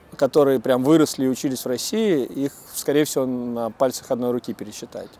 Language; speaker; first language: Russian; native; Russian